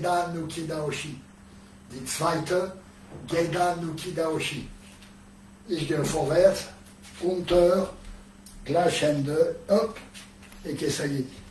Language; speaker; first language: German; non-native, learner; French